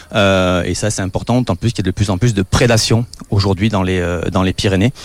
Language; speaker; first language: French; native; French